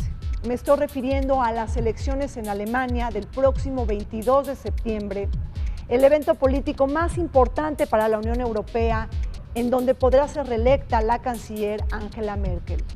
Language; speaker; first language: Spanish; native; Spanish